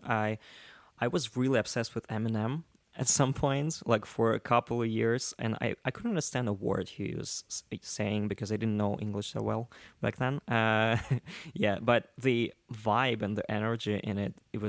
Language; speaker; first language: English; non-native, fluent; Russian